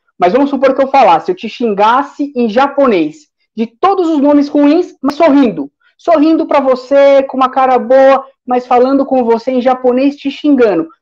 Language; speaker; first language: Portuguese; native; Portuguese